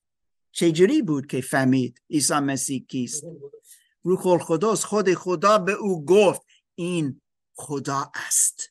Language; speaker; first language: Persian; non-native, fluent; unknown